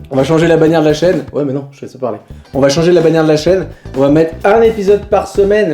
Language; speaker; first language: French; native; French